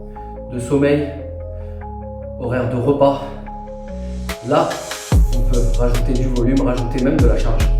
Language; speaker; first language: French; native; French